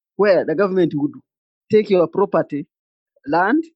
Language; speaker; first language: English; non-native, local second language; Ganda